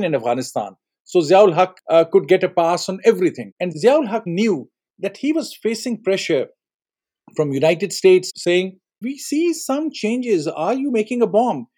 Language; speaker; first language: English; non-native, local second language; Urdu